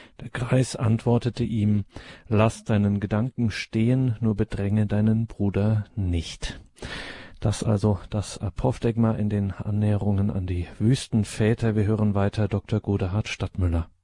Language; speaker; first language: German; native; German